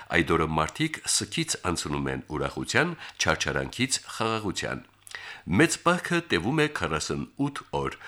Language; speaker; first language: Armenian; native; Armenian